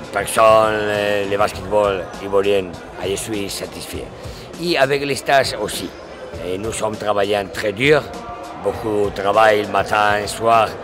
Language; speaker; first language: French; non-native, learner; Spanish